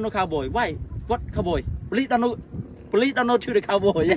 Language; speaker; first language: English; non-native, learner; Khmer